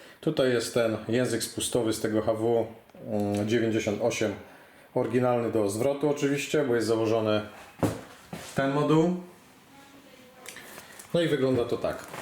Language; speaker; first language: Polish; native; Polish